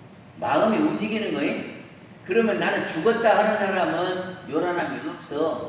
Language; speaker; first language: Korean; native; Korean